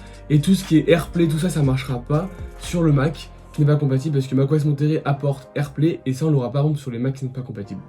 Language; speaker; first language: French; native; French